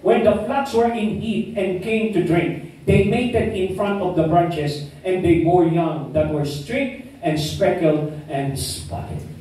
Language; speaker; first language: English; non-native, local second language; Filipino